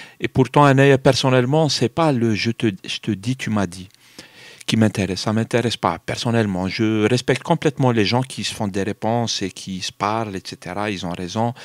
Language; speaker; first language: French; non-native, local second language; Arabic